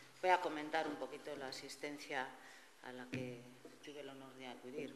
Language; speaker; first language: Spanish; native; Spanish